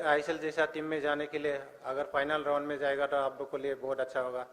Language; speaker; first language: Hindi; non-native, local second language; Bodo